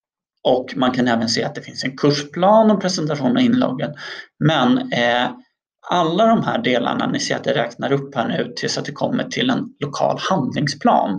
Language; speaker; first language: Swedish; native; Swedish